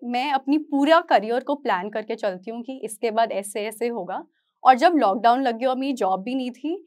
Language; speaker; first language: Hindi; native; Hindi